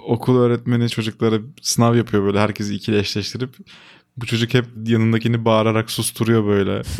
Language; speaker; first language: Turkish; native; Turkish